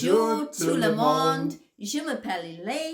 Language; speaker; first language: French; non-native, learner; English